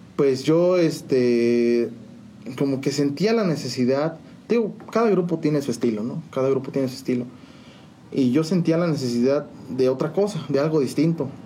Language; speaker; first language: Spanish; native; Spanish